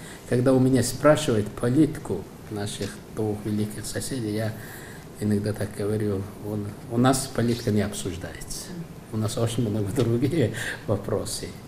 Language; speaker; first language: Russian; non-native, fluent; Mongolian